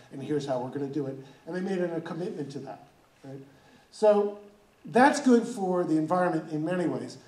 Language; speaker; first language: English; native; English